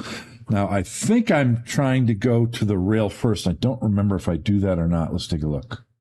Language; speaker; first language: English; native; English